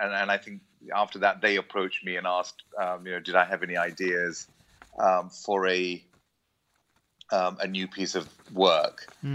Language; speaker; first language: English; native; English